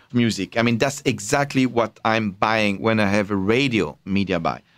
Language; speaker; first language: English; non-native, fluent; French